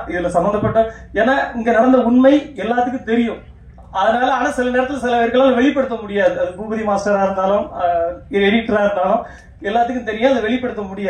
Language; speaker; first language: Tamil; native; Tamil